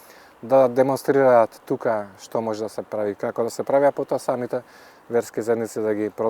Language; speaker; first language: Macedonian; native; Macedonian